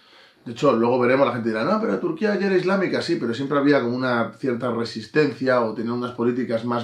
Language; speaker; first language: Spanish; native; Spanish